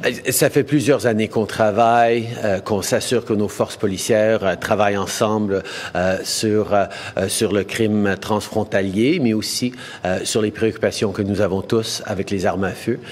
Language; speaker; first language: French; native; French